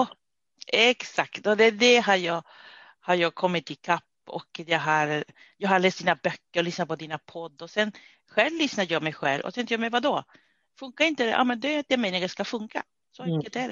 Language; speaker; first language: Swedish; non-native, fluent; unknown